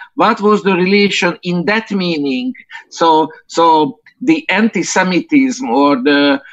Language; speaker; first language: English; non-native, fluent; Hungarian